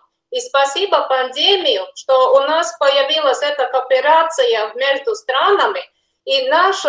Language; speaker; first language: Russian; non-native, fluent; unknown